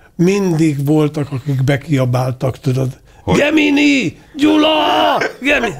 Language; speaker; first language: Hungarian; native; Hungarian